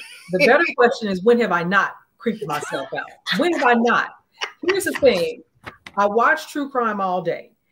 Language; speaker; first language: English; native; English